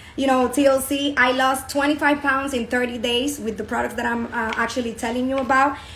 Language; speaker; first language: English; non-native, fluent; Spanish